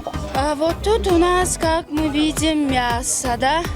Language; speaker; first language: Russian; non-native, local second language; Tajik